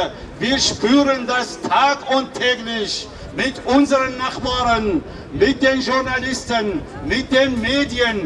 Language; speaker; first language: German; non-native, fluent; Kurdish